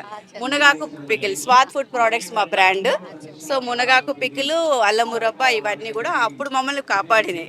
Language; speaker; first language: Telugu; native; Telugu